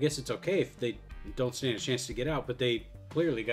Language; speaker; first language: English; native; English